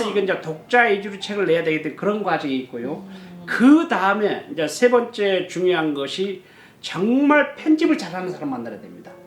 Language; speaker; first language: Korean; native; Korean